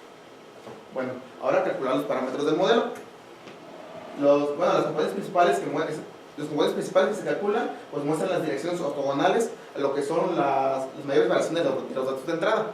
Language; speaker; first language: Spanish; native; Spanish